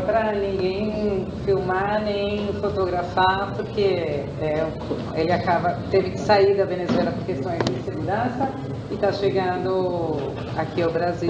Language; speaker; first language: Portuguese; non-native, fluent; Spanish